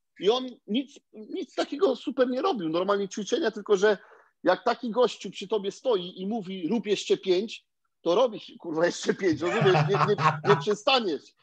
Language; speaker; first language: Polish; early bilingual, heritage; Polish